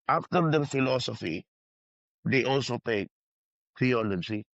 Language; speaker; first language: English; non-native, local second language; Filipino